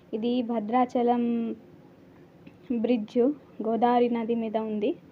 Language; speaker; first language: Telugu; non-native, learner; Marathi